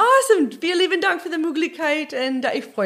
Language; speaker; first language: German; non-native, learner; English